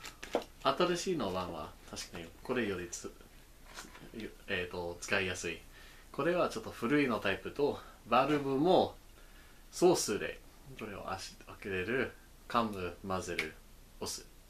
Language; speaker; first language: Japanese; non-native, learner; English